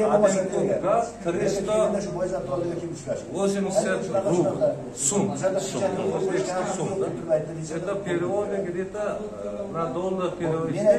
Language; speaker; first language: Russian; non-native, local second language; Uzbek